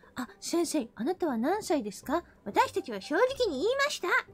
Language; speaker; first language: Japanese; non-native, fluent; English